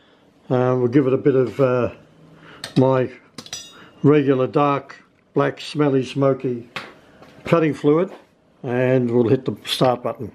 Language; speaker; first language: English; native; English